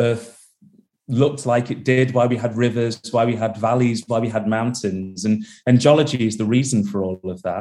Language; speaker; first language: English; native; English